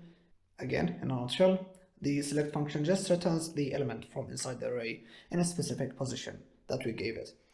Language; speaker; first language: English; non-native, fluent; Arabic